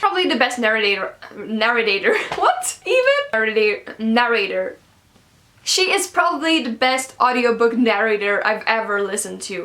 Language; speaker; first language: English; non-native, fluent; Swedish